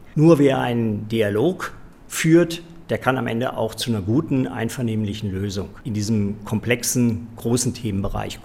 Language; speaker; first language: German; native; German